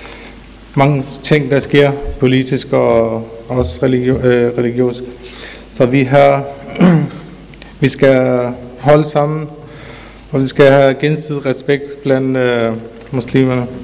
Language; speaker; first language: Danish; early bilingual, other home language; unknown